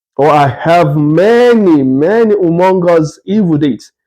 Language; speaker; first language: English; non-native, local second language; Yoruba